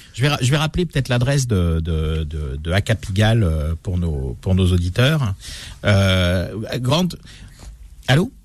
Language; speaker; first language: French; native; French